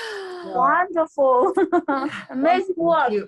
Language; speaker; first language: English; non-native, learner; Russian